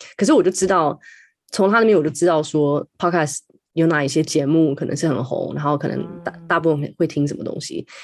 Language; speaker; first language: Chinese; native; Chinese